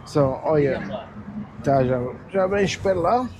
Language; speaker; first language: Portuguese; early bilingual, heritage; German